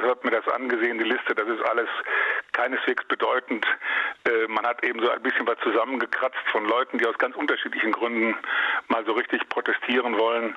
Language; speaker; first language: German; native; German